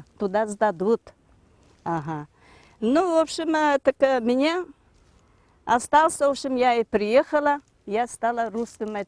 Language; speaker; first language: Russian; non-native, local second language; Crimean Tatar